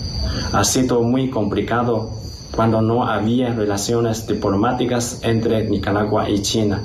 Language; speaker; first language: Spanish; non-native, fluent; Chinese